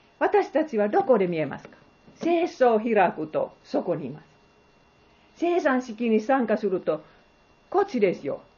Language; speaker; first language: Japanese; non-native, fluent; Finnish